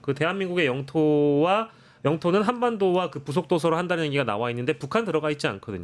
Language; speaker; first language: Korean; native; Korean